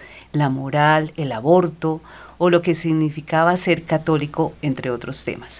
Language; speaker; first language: Spanish; native; Spanish